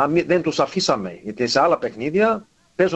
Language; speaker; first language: Greek; early bilingual, heritage; Greek